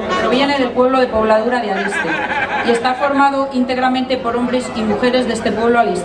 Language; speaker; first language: Spanish; native; Spanish